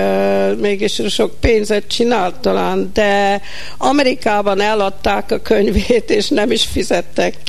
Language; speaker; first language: Hungarian; early bilingual, heritage; Hungarian